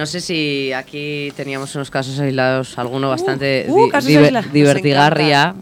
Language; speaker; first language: Spanish; native; Spanish